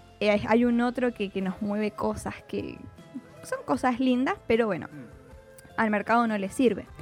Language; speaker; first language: Spanish; native; Spanish